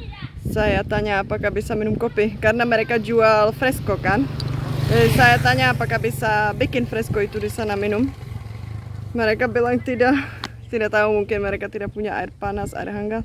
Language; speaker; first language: Indonesian; non-native, fluent; Czech